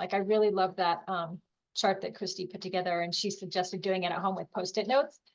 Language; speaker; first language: English; native; English